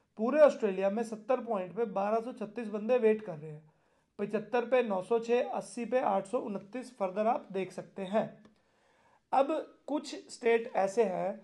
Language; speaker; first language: Hindi; non-native, local second language; Punjabi